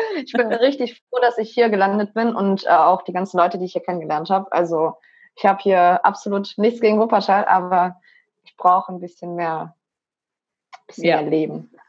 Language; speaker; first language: German; native; German